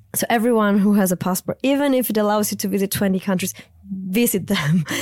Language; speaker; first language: English; non-native, fluent; Italian